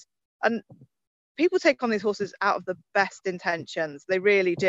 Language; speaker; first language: English; native; English